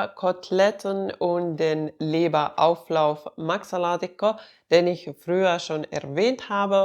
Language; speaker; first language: German; non-native, fluent; Finnish